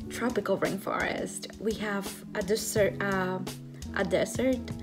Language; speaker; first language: English; non-native, fluent; Spanish